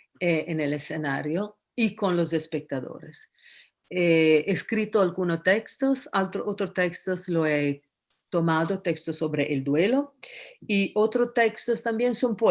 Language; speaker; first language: Spanish; non-native, fluent; Italian